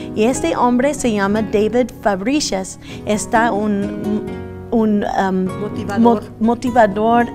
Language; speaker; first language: Spanish; early bilingual, other home language; English